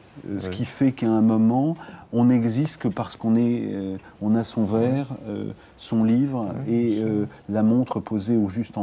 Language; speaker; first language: French; native; French